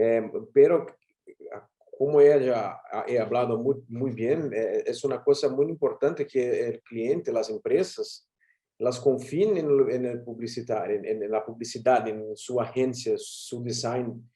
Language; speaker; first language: Spanish; non-native, learner; Portuguese